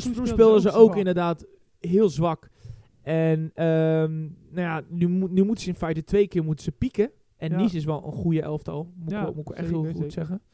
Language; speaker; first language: Dutch; native; Dutch